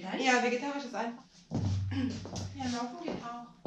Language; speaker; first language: German; native; German